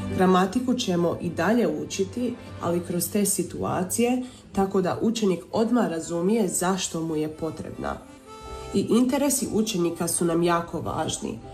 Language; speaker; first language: Croatian; early bilingual, heritage; Croatian